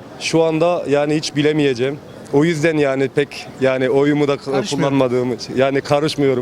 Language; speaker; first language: Turkish; early bilingual, heritage; Turkish